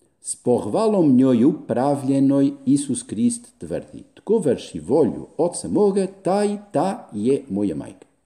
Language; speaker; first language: Croatian; non-native, fluent; Spanish